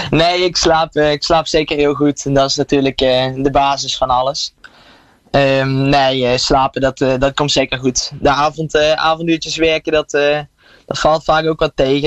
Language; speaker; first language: Dutch; native; Dutch